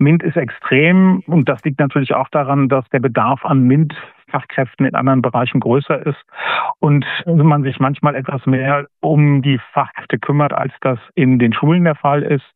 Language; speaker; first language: German; native; German